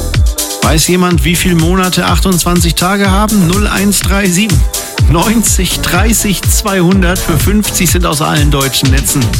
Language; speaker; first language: German; native; German